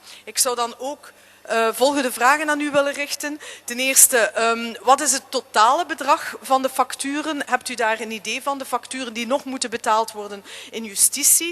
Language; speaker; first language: Dutch; native; Dutch